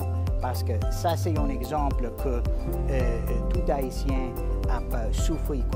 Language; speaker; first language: Haitian Creole; non-native, fluent; English